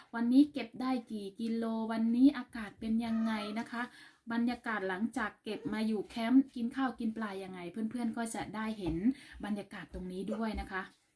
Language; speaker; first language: Thai; native; Thai